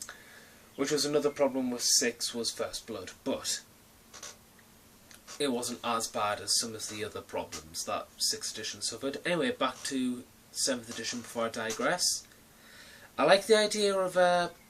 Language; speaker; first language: English; native; English